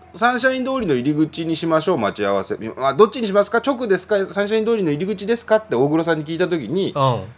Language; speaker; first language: Japanese; native; Japanese